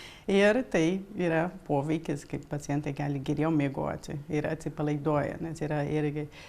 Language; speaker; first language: Lithuanian; early bilingual, heritage; Lithuanian